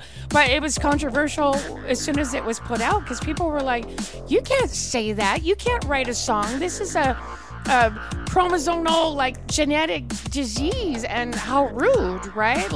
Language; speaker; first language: English; native; English